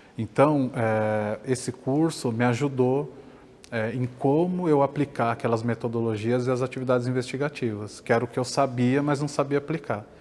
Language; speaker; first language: Portuguese; native; Portuguese